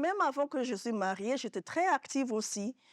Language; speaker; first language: French; non-native, fluent; Yoruba